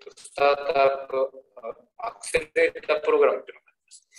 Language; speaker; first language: Japanese; native; Japanese